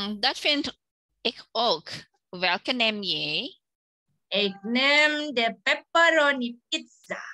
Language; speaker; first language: Dutch; non-native, learner; Indonesian